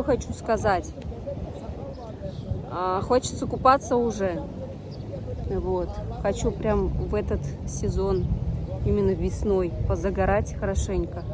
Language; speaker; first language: Russian; native; Russian